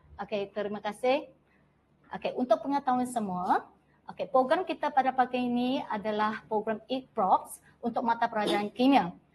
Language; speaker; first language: Malay; non-native, local second language; Chinese